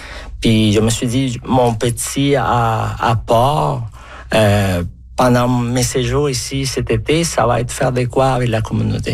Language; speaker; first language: French; non-native, fluent; Spanish